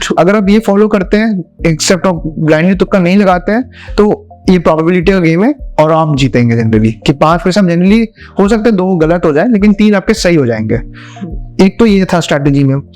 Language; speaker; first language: Hindi; native; Hindi